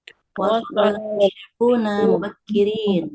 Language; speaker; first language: Arabic; non-native, learner; Indonesian